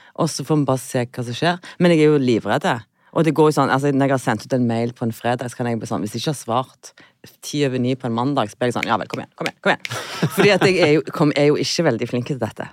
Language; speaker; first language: Norwegian; native; Norwegian